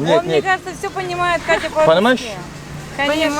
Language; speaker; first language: Russian; non-native, learner; Turkish